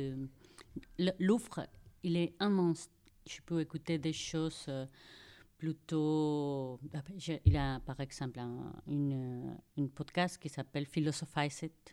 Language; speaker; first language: French; non-native, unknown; Spanish